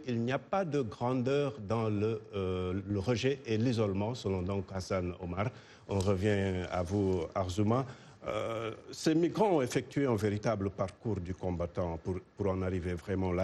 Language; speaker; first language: French; native; French